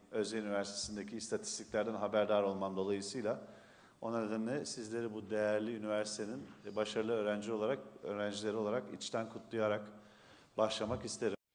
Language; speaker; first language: Turkish; native; Turkish